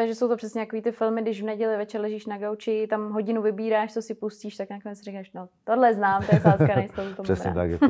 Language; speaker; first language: Czech; native; Czech